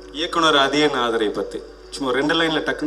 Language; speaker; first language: Tamil; native; Tamil